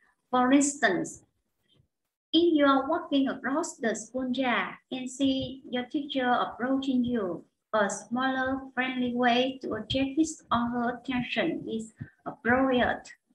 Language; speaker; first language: English; non-native, fluent; Vietnamese